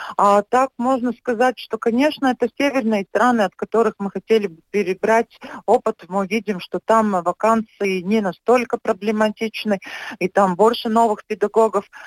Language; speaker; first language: Russian; non-native, local second language; Latvian